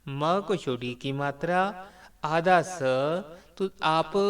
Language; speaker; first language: Hindi; non-native, local second language; Punjabi